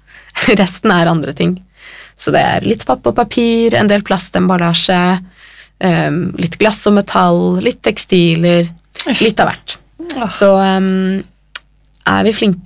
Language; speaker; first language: Norwegian; native; Norwegian